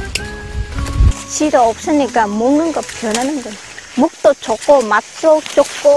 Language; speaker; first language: Korean; non-native, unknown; Vietnamese